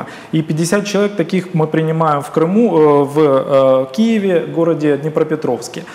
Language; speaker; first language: Russian; native; Russian